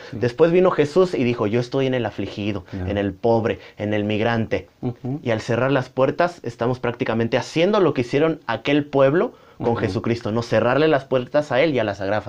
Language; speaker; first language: Spanish; native; Spanish